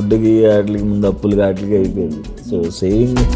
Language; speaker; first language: Telugu; native; Telugu